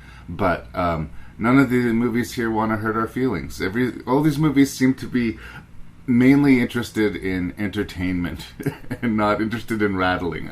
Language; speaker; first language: English; native; English